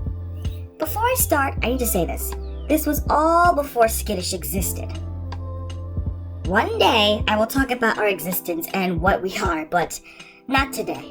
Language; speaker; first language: English; native; English